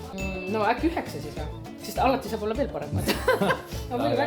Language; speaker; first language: Estonian; native; Estonian